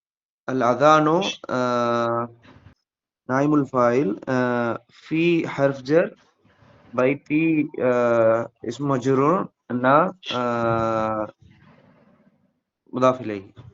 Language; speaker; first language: Arabic; non-native, learner; Tamil